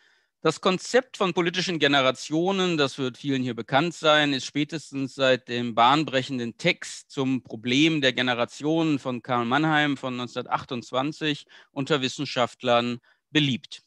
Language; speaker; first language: German; native; German